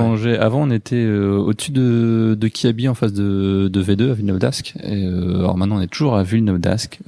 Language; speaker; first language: French; native; French